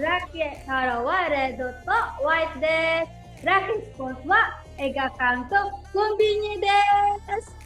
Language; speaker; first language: Japanese; non-native, learner; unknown